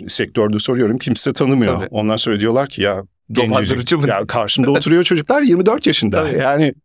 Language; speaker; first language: Turkish; early bilingual, heritage; Turkish